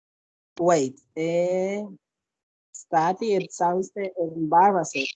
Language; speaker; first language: English; non-native, learner; Spanish